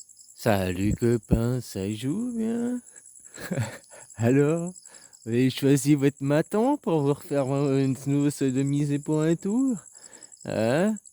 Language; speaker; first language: French; native; French